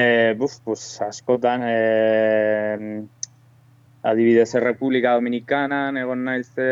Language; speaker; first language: Basque; non-native, local second language; Spanish